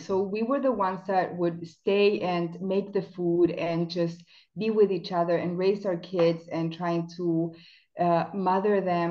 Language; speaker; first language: English; non-native, fluent; Spanish